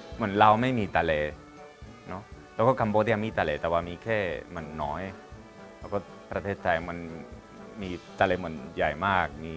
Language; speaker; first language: Thai; non-native, learner; Spanish